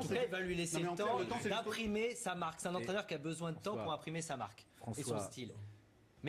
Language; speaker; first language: French; native; French